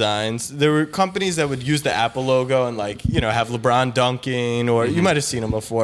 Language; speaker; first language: English; native; English